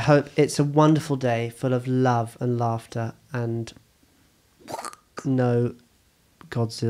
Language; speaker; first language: English; native; English